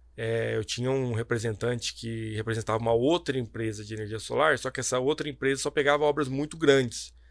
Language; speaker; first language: Portuguese; native; Portuguese